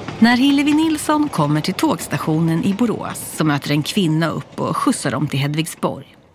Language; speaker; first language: Swedish; native; Swedish